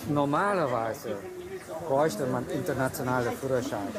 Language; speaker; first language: German; non-native, fluent; Thai